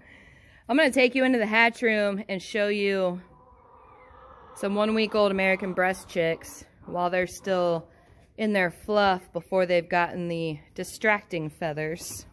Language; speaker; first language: English; native; English